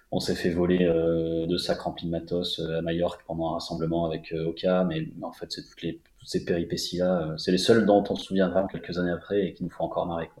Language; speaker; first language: French; native; French